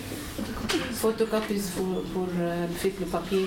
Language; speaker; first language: French; non-native, local second language; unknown